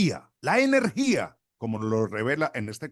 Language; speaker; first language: Spanish; native; Spanish